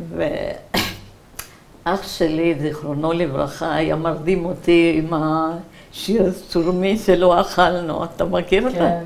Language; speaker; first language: Hebrew; early bilingual, other home language; Arabic